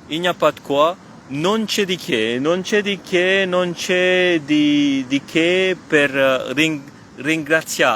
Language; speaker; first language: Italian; non-native, fluent; French